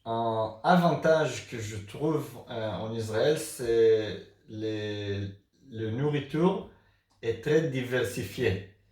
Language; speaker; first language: French; non-native, learner; Hebrew